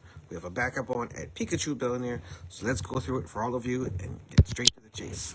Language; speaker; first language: English; native; English